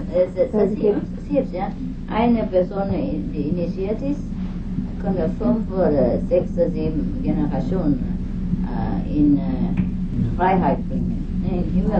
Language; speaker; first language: German; non-native, learner; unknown